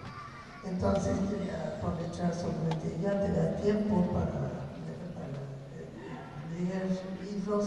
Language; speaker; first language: Spanish; non-native, fluent; English